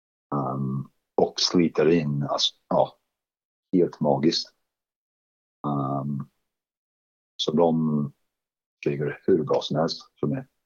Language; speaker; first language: Swedish; non-native, fluent; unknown